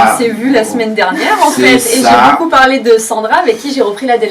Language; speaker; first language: French; native; French